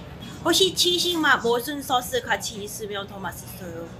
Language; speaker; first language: Korean; non-native, learner; Cantonese